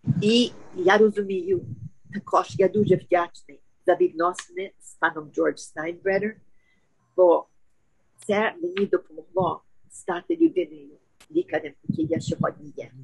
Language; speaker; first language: Ukrainian; early bilingual, heritage; Ukrainian